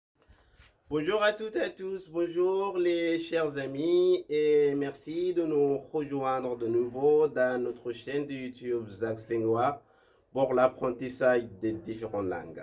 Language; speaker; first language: French; non-native, local second language; Arabic